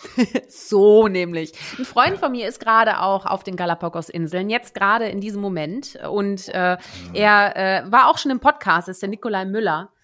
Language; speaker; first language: German; native; German